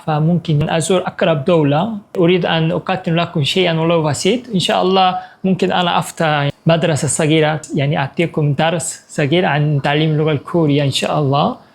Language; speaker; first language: Arabic; non-native, fluent; Korean